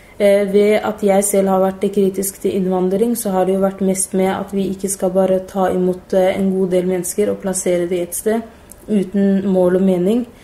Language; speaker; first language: Norwegian; early bilingual, other home language; Somali